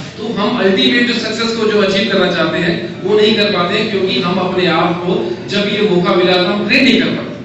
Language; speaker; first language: Hindi; native; Hindi